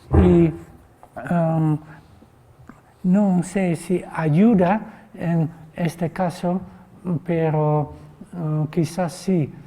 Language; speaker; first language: Spanish; non-native, fluent; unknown